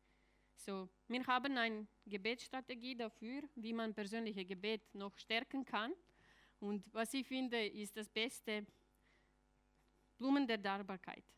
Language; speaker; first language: German; non-native, fluent; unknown